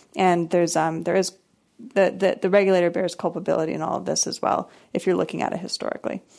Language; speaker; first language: English; native; English